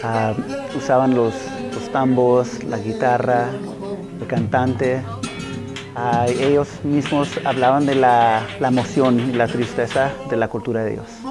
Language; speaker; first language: Spanish; early bilingual, heritage; Spanish